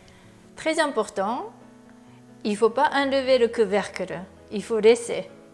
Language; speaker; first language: French; non-native, learner; Japanese